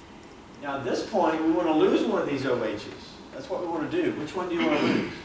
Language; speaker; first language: English; native; English